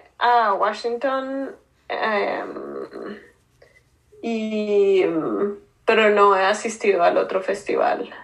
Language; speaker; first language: Spanish; native; Spanish